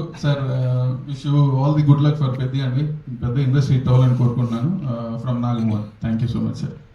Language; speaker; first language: Telugu; native; Telugu